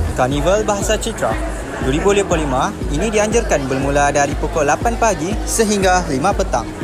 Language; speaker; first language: Malay; native; Malay